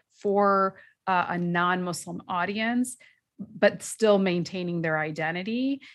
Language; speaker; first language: English; native; English